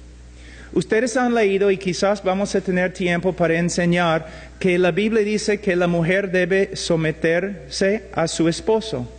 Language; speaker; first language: Spanish; non-native, fluent; English